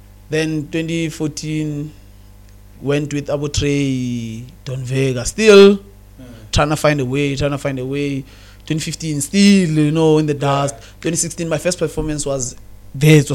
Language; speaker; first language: English; non-native, local second language; Xhosa